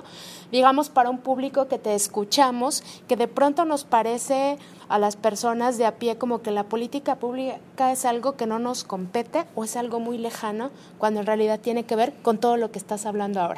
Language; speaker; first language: Spanish; native; Spanish